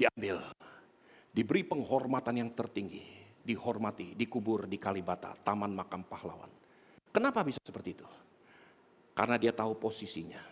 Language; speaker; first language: Indonesian; native; Indonesian